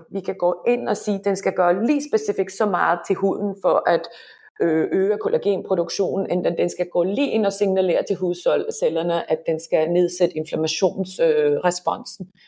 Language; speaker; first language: Danish; non-native, fluent; Finnish